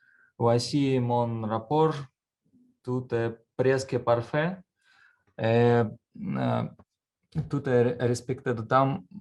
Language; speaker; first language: French; non-native, learner; Russian